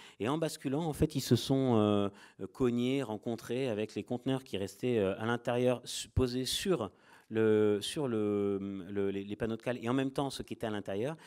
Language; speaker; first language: French; native; French